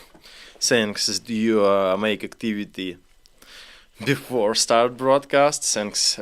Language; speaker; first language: English; non-native, learner; Ukrainian